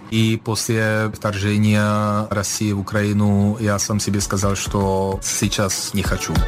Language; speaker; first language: Russian; non-native, fluent; Czech